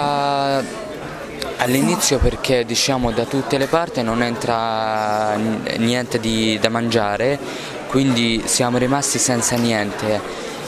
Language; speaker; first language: Italian; non-native, learner; Arabic